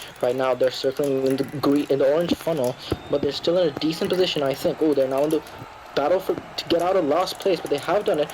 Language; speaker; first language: English; native; English